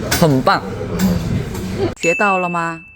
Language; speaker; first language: Chinese; non-native, fluent; Korean